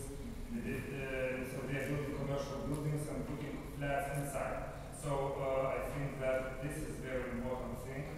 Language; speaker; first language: English; non-native, fluent; Lithuanian